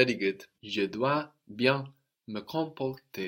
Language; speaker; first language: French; non-native, fluent; English